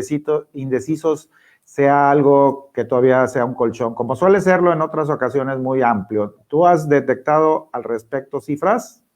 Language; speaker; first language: Spanish; native; Spanish